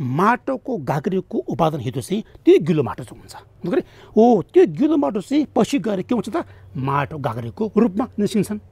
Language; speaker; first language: Nepali; non-native, local second language; Tibetan